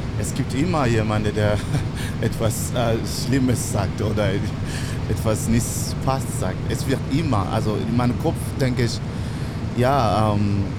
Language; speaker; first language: German; non-native, learner; English